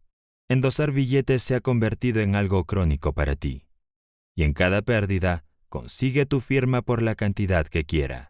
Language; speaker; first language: Spanish; native; Spanish